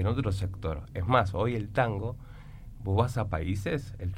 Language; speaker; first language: Spanish; native; Spanish